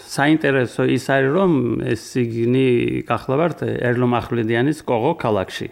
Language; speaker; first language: Georgian; early bilingual, heritage; Georgian